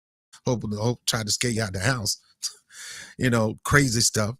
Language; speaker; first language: English; native; English